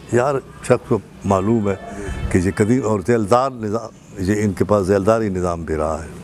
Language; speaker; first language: Urdu; non-native, local second language; Saraiki